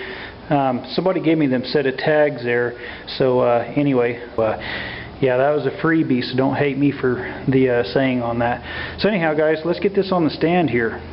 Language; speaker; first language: English; native; English